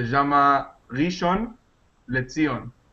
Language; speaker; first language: Spanish; non-native, learner; Hebrew